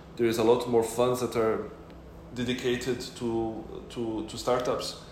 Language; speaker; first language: English; non-native, fluent; Arabic